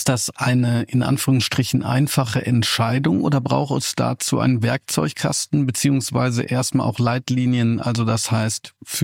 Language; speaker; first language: German; native; German